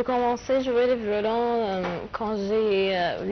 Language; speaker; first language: French; non-native, learner; Arabic